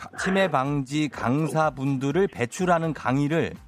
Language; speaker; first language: Korean; native; Korean